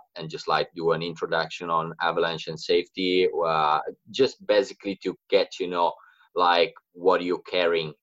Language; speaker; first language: English; non-native, fluent; Italian